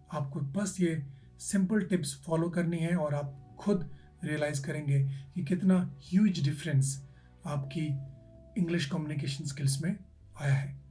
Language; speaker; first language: Hindi; native; Hindi